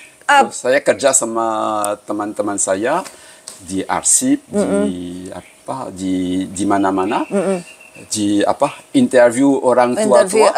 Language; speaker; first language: Indonesian; early bilingual, heritage; Javanese